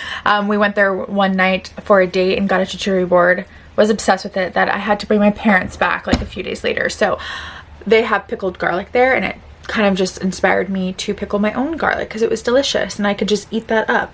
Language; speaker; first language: English; native; English